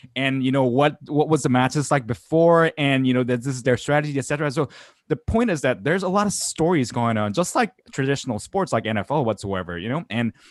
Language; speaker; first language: English; non-native, fluent; Korean